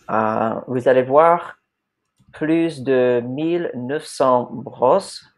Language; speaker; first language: French; non-native, learner; English